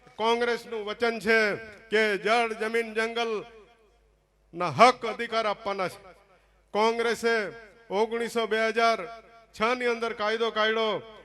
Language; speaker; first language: Gujarati; non-native, local second language; Vasavi